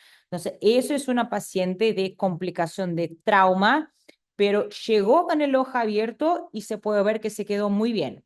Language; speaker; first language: Spanish; non-native, fluent; Portuguese